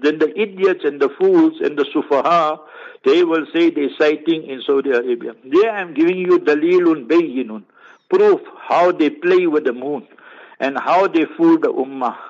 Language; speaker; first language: English; early bilingual, other home language; Urdu